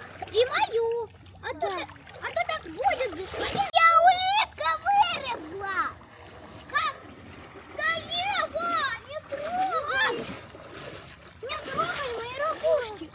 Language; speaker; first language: Russian; native; Russian